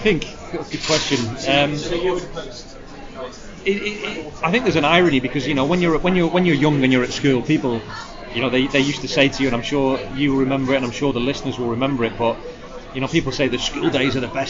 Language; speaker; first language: English; native; English